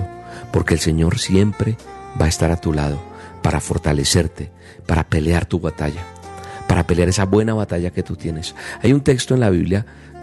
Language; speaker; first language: Spanish; native; Spanish